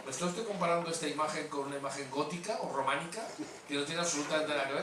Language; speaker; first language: Spanish; native; Spanish